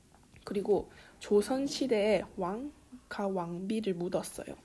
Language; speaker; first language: Korean; early bilingual, heritage; Korean